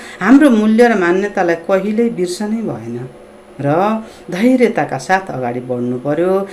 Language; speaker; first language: Nepali; native; Nepali